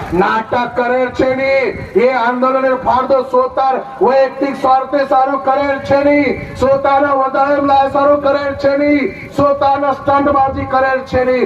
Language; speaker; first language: Marathi; non-native, local second language; Lambadi